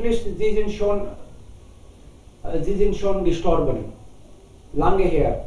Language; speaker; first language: German; non-native, learner; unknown